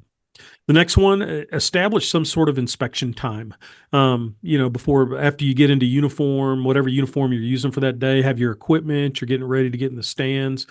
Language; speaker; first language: English; native; English